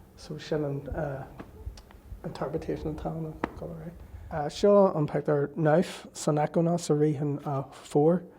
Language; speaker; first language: Irish; non-native, local second language; English